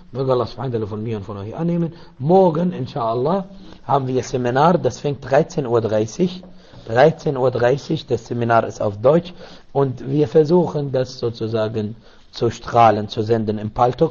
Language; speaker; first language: German; non-native, learner; Arabic